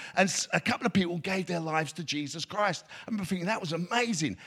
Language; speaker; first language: English; native; English